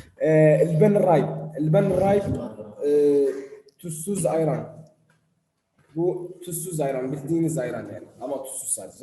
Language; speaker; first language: Turkish; non-native, learner; Arabic